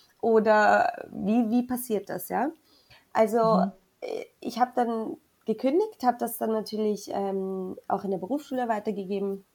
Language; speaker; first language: German; early bilingual, other home language; Spanish